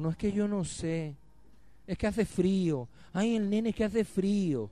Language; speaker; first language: Spanish; native; Spanish